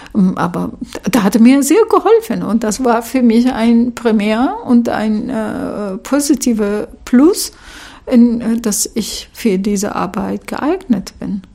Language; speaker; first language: German; non-native, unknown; Arabic